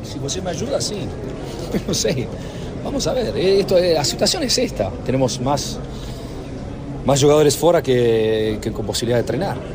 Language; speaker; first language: Portuguese; non-native, fluent; Spanish